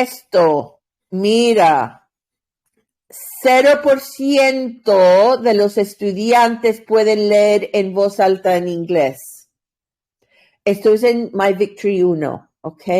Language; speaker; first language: Spanish; non-native, learner; English